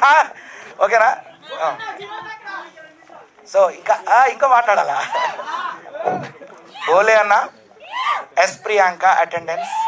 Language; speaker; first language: Telugu; native; Telugu